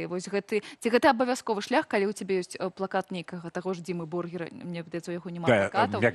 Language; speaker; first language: Belarusian; native; Belarusian